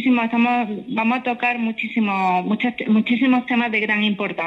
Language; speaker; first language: Spanish; native; Spanish